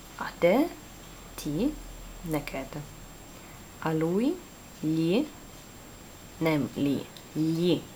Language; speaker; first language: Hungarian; non-native, learner; Italian